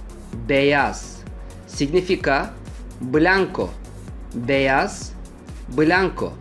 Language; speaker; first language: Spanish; non-native, fluent; Turkish